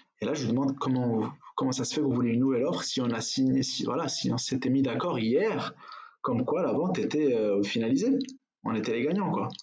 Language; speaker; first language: French; non-native, local second language; Arabic